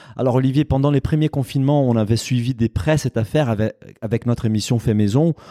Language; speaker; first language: French; non-native, fluent; Portuguese